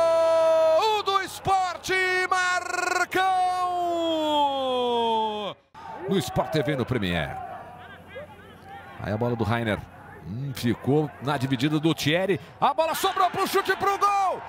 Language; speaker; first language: Portuguese; native; Portuguese